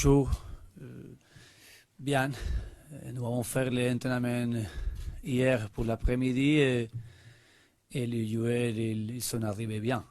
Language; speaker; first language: French; non-native, learner; Spanish